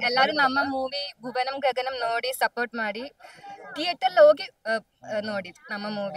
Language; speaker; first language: Kannada; non-native, learner; Malayalam